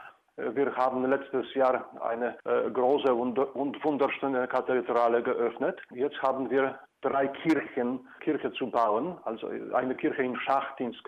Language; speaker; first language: German; non-native, fluent; Polish